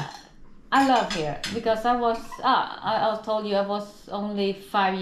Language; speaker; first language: English; non-native, learner; Swedish